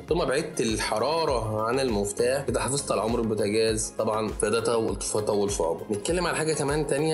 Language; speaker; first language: Arabic; native; Arabic